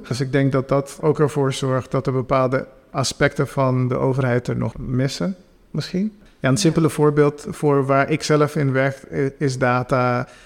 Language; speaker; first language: Dutch; non-native, local second language; Papiamento